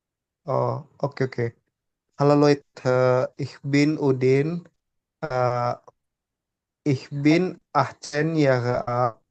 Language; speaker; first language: German; non-native, learner; Indonesian